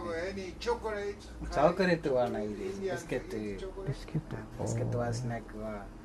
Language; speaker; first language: Japanese; non-native, learner; Tamil